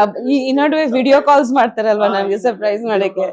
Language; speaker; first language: Kannada; non-native, fluent; Bangla